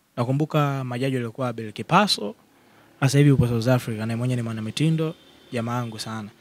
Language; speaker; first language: Swahili; native; Swahili